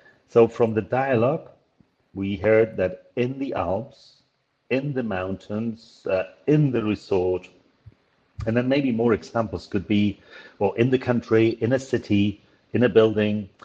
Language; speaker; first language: English; non-native, fluent; Spanish